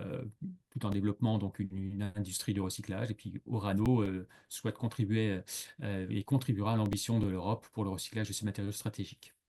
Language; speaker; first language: French; native; French